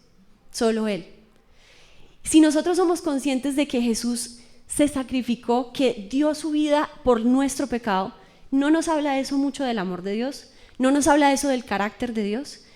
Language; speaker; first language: Spanish; native; Spanish